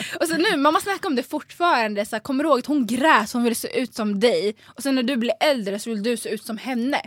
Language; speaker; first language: Swedish; native; Swedish